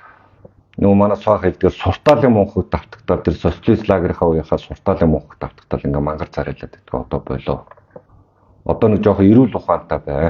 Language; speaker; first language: Mongolian; native; Mongolian